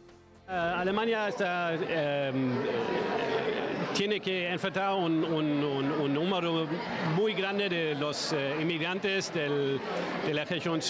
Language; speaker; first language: Spanish; non-native, fluent; German